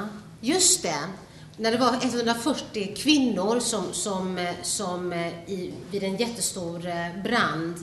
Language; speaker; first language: Swedish; early bilingual, other home language; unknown